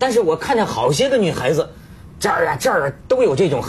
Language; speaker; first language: Chinese; native; Chinese